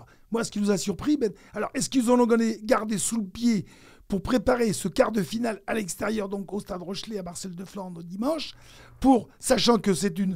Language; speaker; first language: French; native; French